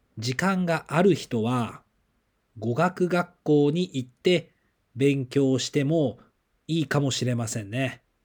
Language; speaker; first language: Japanese; native; Japanese